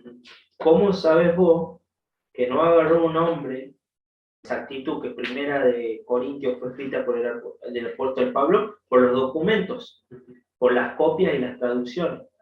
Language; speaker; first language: Spanish; native; Spanish